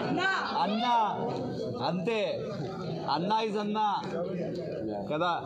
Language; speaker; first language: Telugu; non-native, learner; Hindi